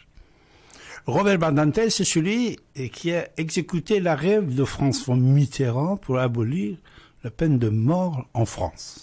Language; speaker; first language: French; non-native, fluent; Persian